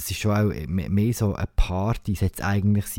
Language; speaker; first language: German; native; German